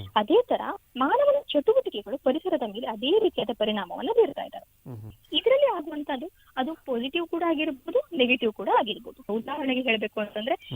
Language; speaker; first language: Kannada; native; Kannada